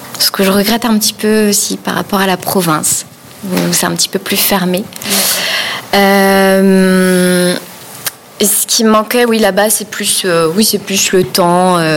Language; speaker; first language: French; native; French